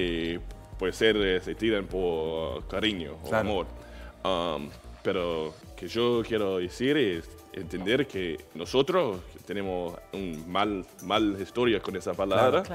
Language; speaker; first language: Spanish; non-native, learner; English